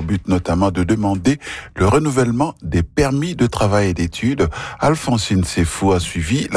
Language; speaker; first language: French; non-native, local second language; Swahili